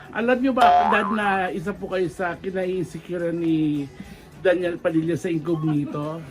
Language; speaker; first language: Filipino; native; Filipino